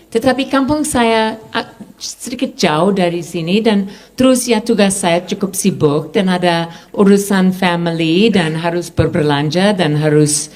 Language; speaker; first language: Indonesian; non-native, fluent; English